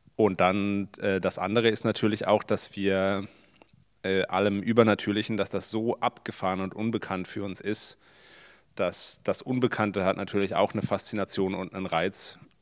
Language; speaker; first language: German; native; German